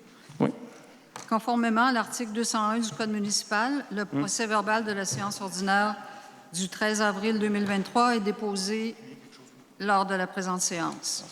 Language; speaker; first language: French; native; French